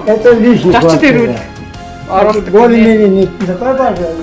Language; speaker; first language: Russian; non-native, learner; Tajik